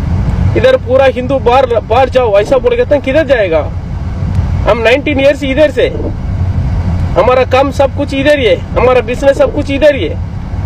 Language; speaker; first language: Hindi; non-native, local second language; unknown